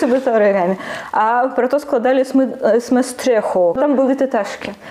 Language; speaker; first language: Czech; non-native, learner; Russian